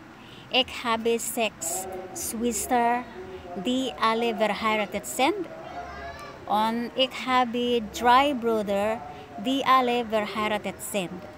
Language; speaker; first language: German; non-native, learner; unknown